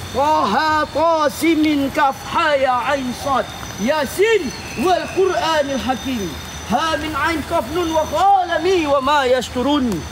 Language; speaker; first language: Malay; native; Malay